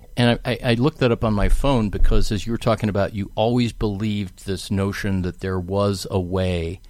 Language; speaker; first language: English; native; English